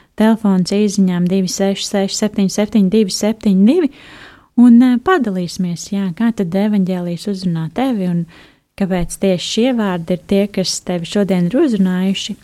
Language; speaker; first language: Latvian; native; Latvian